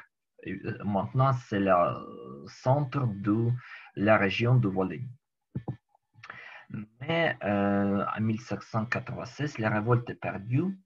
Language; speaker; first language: French; non-native, learner; Ukrainian